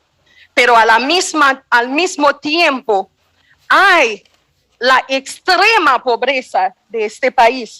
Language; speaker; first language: Spanish; non-native, fluent; Haitian Creole